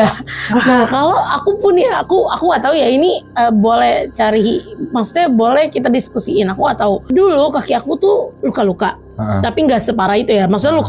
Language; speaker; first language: Indonesian; native; Indonesian